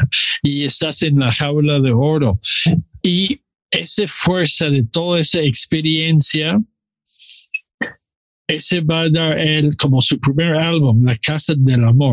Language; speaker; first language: Spanish; non-native, learner; English